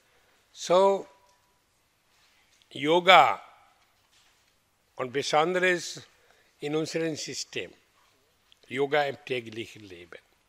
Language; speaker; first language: German; non-native, learner; Hindi